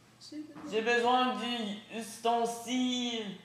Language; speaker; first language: French; non-native, learner; English